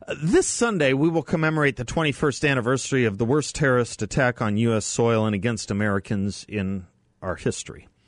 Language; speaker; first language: English; native; English